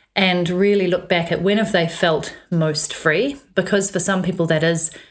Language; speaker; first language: English; native; English